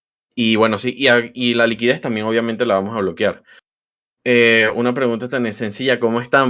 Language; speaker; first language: Spanish; native; Spanish